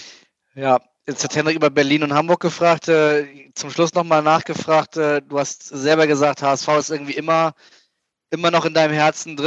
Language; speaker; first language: German; native; German